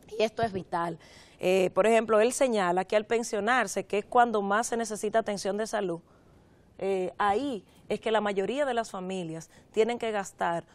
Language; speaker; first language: Spanish; native; Spanish